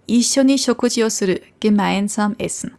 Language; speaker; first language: Japanese; non-native, fluent; German